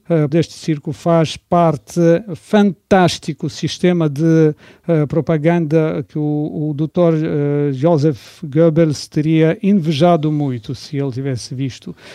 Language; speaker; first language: Portuguese; non-native, fluent; Russian